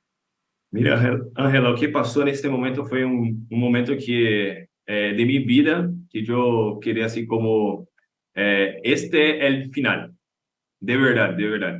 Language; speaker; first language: Spanish; non-native, learner; Portuguese